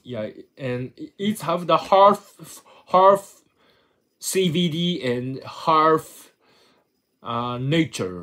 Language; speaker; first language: English; non-native, learner; Japanese